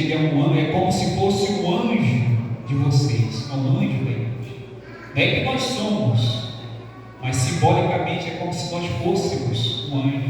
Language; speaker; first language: Portuguese; native; Portuguese